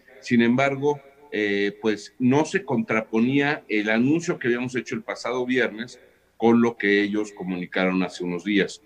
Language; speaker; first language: Spanish; native; Spanish